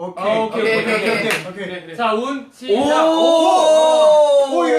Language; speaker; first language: Korean; native; Korean